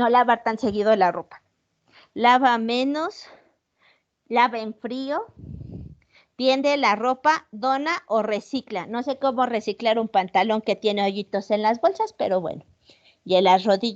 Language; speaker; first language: Spanish; native; Spanish